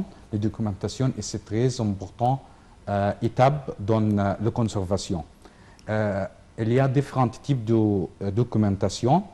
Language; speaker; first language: French; non-native, learner; Arabic